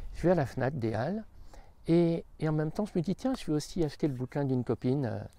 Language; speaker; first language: French; native; French